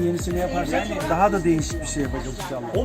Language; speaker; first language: Turkish; native; Turkish